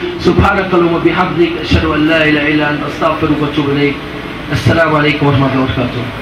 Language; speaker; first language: Arabic; non-native, fluent; German